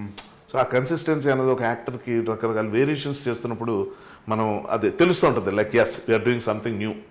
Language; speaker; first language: Telugu; native; Telugu